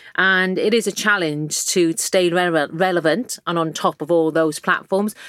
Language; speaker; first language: English; native; English